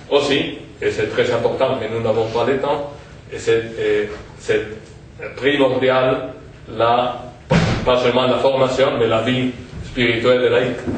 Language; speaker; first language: French; non-native, fluent; Spanish